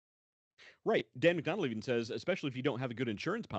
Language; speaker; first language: English; native; English